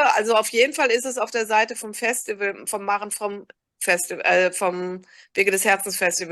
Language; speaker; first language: German; native; German